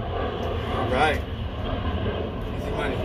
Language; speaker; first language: English; native; English